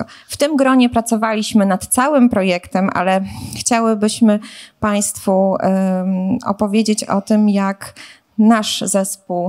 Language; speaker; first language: Polish; native; Polish